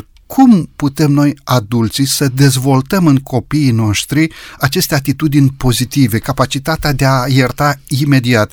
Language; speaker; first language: Romanian; native; Romanian